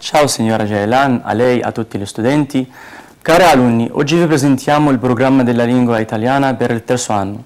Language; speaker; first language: Italian; non-native, fluent; Arabic